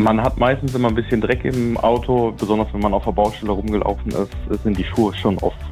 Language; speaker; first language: German; native; German